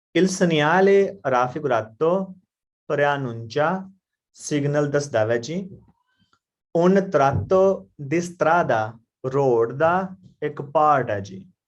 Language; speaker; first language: Italian; non-native, learner; Punjabi